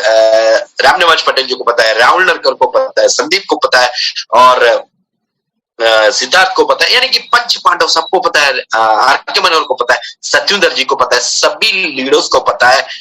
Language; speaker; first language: Hindi; non-native, local second language; Malayalam